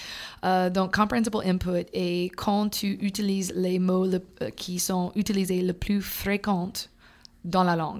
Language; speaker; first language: French; non-native, fluent; English